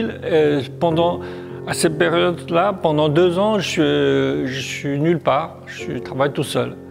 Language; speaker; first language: French; non-native, learner; Chinese